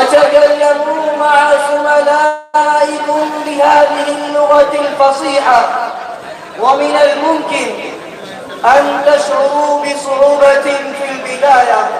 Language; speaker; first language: Arabic; non-native, learner; Urdu